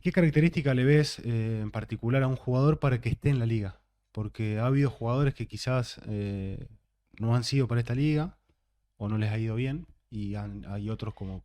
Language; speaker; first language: Spanish; native; Spanish